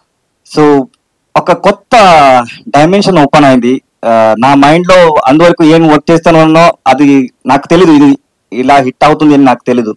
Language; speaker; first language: Telugu; non-native, learner; Kannada